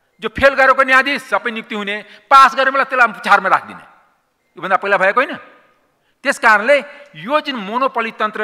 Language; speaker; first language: Nepali; non-native, local second language; Maithili